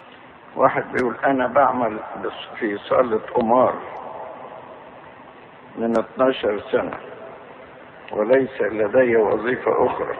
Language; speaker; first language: Arabic; native; Arabic